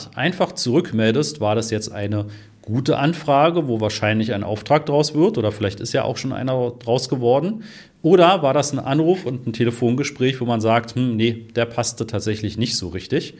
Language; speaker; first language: German; native; German